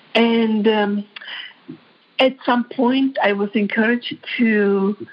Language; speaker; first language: English; non-native, fluent; Georgian